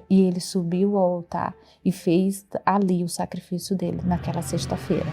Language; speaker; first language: Portuguese; native; Portuguese